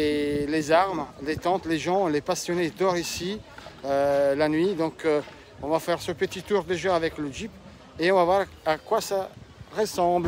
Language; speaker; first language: French; native; French